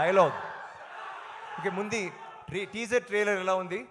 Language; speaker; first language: Telugu; non-native, learner; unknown